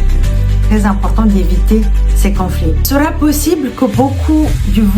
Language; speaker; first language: French; non-native, fluent; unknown